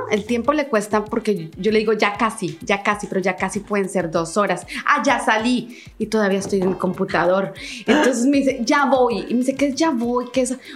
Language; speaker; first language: Spanish; native; Spanish